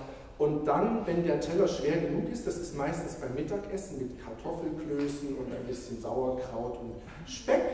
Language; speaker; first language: German; native; German